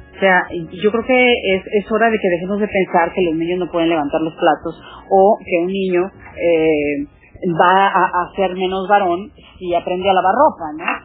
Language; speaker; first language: Spanish; native; Spanish